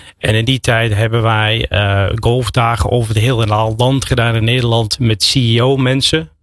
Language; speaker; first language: Dutch; non-native, fluent; English